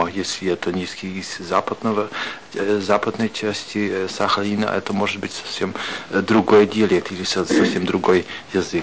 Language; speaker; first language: Russian; non-native, fluent; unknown